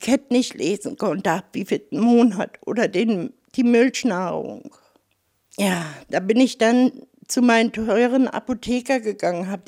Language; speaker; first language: German; native; German